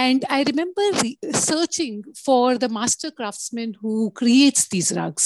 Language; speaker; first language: English; non-native, local second language; Gujarati